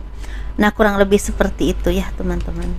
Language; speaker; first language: Indonesian; native; Indonesian